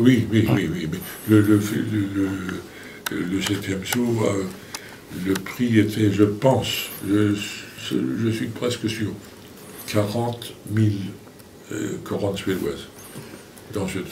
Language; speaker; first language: French; non-native, fluent; Swedish